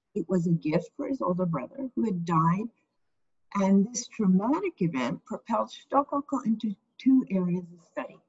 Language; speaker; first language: English; early bilingual, other home language; Ukrainian